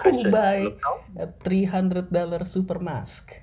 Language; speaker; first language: English; non-native, learner; Indonesian